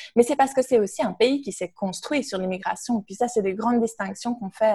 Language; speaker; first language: French; native; French